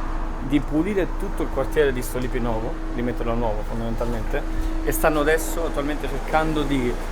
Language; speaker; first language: Italian; native; Italian